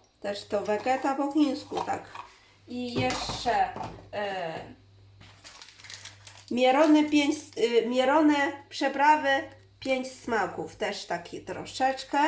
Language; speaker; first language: Polish; non-native, learner; Chinese